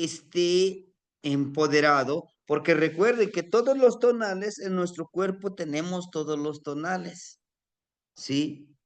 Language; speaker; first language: Spanish; native; Spanish